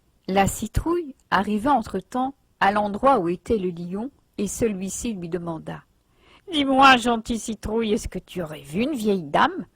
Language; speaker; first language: French; native; French